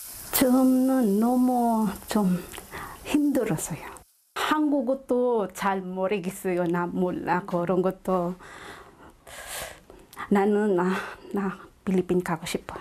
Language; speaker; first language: Korean; non-native, learner; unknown